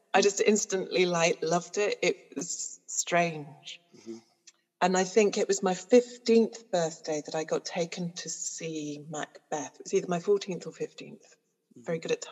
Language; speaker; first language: English; native; English